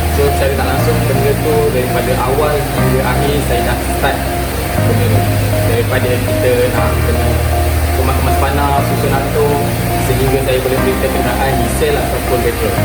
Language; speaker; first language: Malay; native; Malay